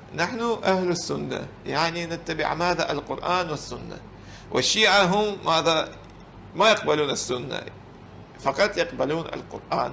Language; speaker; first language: Arabic; non-native, fluent; Russian